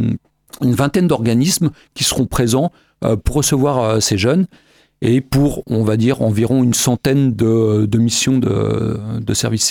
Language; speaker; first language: French; native; French